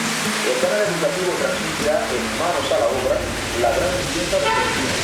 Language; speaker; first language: Spanish; native; Spanish